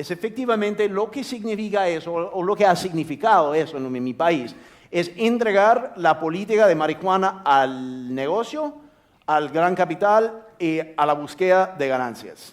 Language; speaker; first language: Spanish; non-native, fluent; English